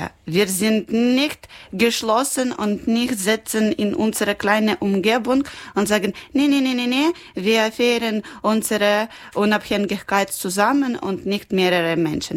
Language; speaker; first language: German; non-native, learner; Ukrainian